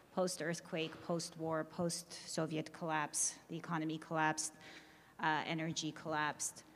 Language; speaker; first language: English; early bilingual, other home language; Armenian